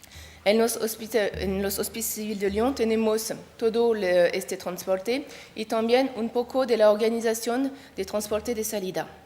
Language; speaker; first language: Spanish; non-native, learner; French